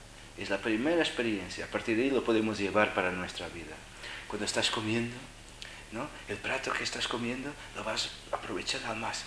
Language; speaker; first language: Spanish; non-native, fluent; Portuguese